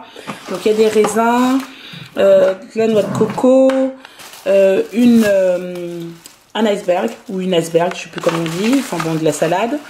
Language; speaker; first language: French; native; French